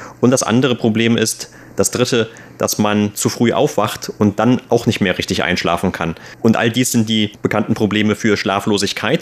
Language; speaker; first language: German; native; German